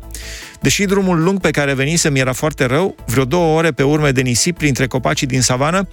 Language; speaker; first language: Romanian; native; Romanian